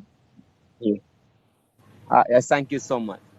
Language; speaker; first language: English; non-native, learner; Arabic